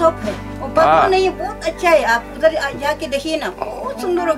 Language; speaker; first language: Hindi; non-native, local second language; Assamese